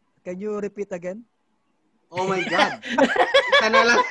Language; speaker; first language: English; non-native, local second language; Filipino